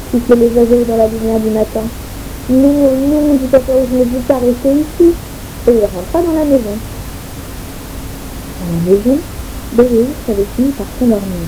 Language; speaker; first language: French; native; French